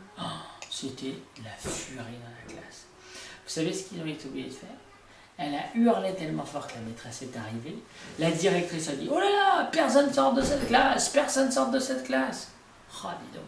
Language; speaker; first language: French; native; French